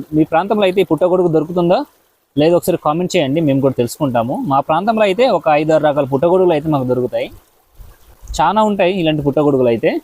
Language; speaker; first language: Telugu; non-native, local second language; Odia